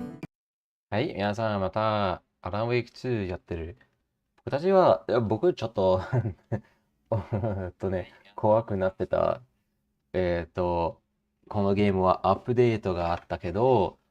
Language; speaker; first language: Japanese; non-native, learner; English